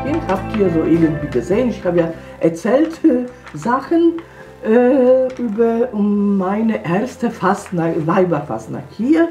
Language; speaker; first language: German; non-native, fluent; Polish